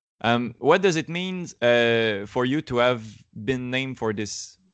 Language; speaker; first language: English; non-native, learner; French